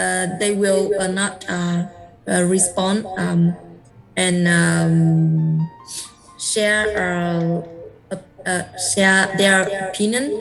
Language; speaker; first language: English; non-native, learner; Vietnamese